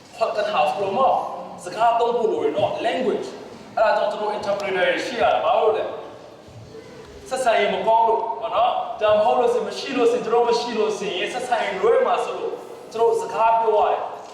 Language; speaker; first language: Burmese; non-native, local second language; Hakha Chin